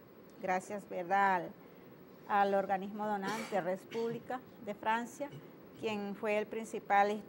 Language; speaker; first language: Spanish; native; Spanish